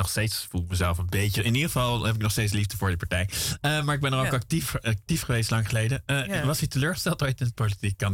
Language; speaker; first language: Dutch; native; Dutch